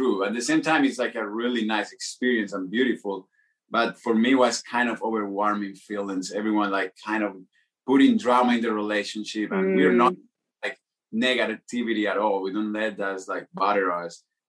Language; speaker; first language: English; non-native, fluent; Spanish